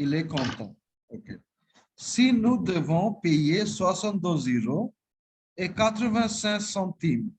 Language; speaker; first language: French; non-native, fluent; Bangla